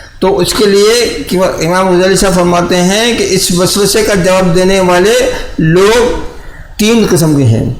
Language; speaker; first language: Urdu; native; Urdu